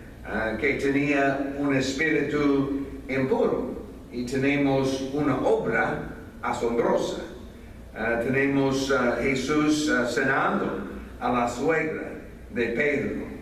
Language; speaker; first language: Spanish; non-native, fluent; English